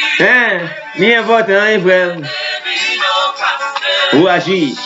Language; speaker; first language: French; non-native, local second language; Haitian Creole